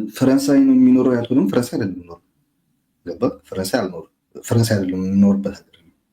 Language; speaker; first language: Amharic; non-native, local second language; Tigrinya